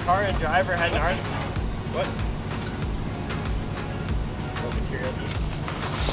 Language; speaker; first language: English; native; English